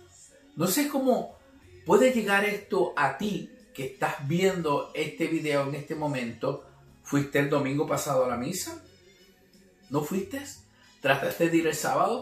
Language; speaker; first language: Spanish; native; Spanish